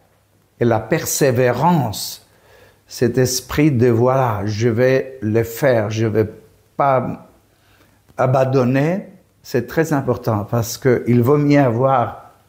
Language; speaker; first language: French; non-native, fluent; Greek